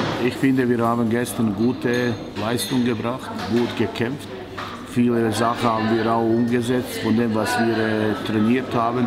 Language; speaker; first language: German; non-native, fluent; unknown